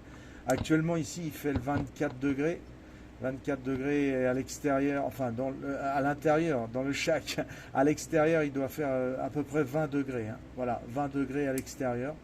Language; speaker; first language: French; native; French